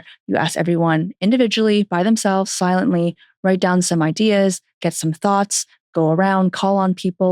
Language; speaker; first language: English; native; English